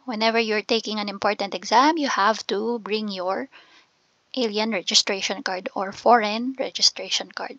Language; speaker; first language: English; non-native, local second language; Filipino